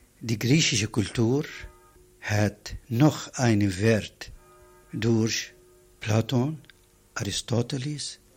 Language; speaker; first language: German; non-native, fluent; Arabic